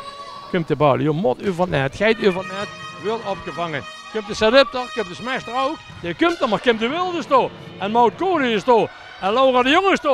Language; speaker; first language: Dutch; native; Dutch